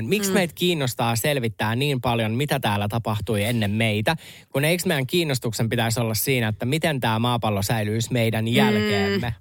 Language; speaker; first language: Finnish; native; Finnish